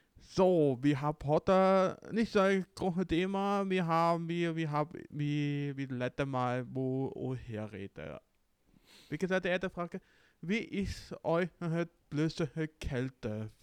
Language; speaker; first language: German; non-native, learner; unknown